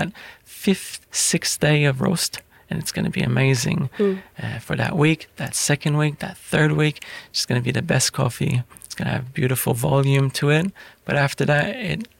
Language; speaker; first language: English; native; English